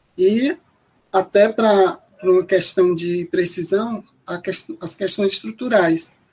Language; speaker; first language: Portuguese; native; Portuguese